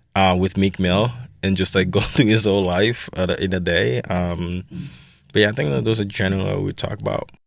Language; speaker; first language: English; non-native, fluent; Haitian Creole